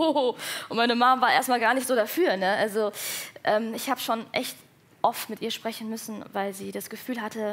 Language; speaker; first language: German; early bilingual, other home language; Persian